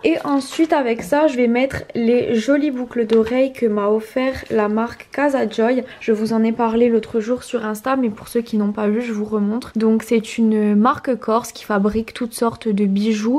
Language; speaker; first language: French; native; French